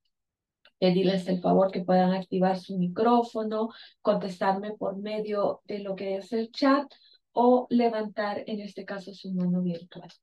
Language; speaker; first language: Spanish; native; Spanish